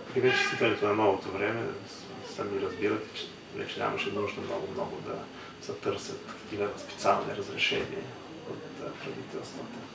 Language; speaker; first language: Bulgarian; early bilingual, heritage; Bulgarian